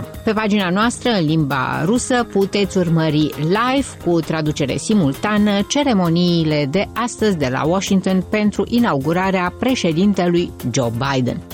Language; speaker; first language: Romanian; native; Romanian